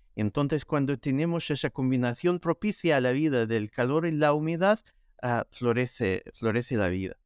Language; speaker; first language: Spanish; non-native, fluent; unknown